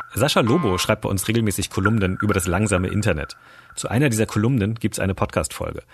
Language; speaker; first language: German; native; German